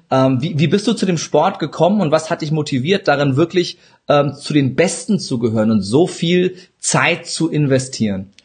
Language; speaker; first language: German; early bilingual, other home language; Turkish